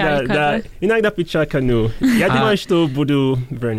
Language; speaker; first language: Russian; non-native, learner; English